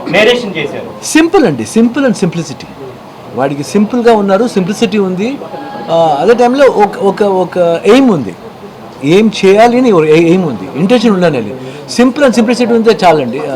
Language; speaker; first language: Telugu; non-native, learner; Kannada